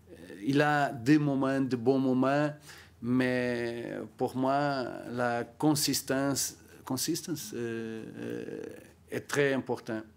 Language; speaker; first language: French; non-native, learner; Portuguese